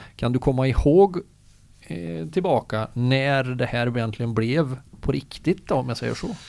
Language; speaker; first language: Swedish; native; Swedish